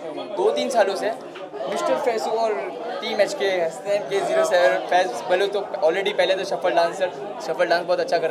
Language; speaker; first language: Hindi; native; Hindi